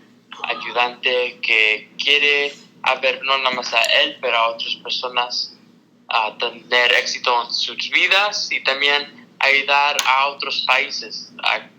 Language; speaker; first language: Spanish; early bilingual, heritage; Spanish